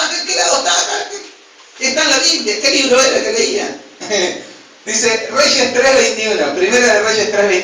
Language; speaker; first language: Spanish; native; Spanish